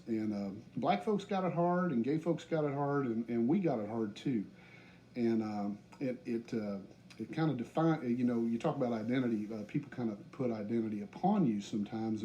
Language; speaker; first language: English; native; English